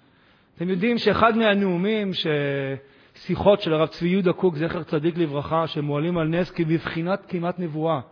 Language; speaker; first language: Hebrew; native; Hebrew